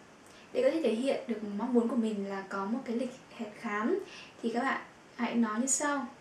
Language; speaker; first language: Vietnamese; native; Vietnamese